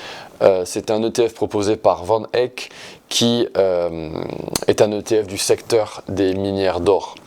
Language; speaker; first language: French; native; French